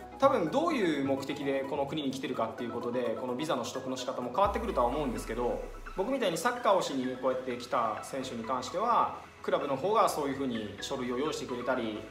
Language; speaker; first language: Japanese; native; Japanese